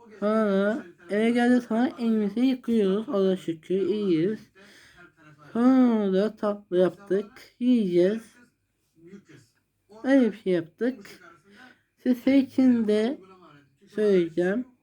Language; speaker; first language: Turkish; non-native, learner; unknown